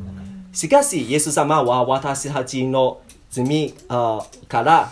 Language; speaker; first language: Japanese; non-native, learner; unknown